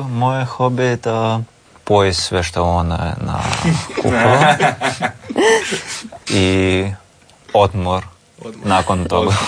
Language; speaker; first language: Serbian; non-native, learner; Russian